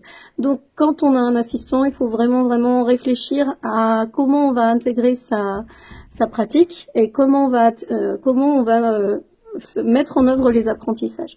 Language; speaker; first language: French; native; French